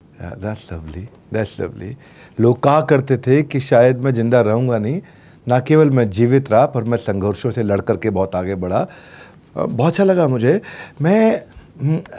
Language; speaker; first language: Hindi; native; Hindi